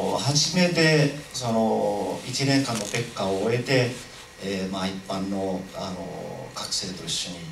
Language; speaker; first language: Japanese; non-native, fluent; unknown